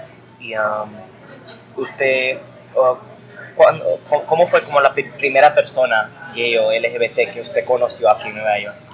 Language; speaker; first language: Spanish; early bilingual, heritage; English